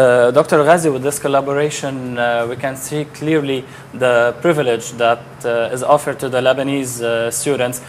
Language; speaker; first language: English; non-native, local second language; Arabic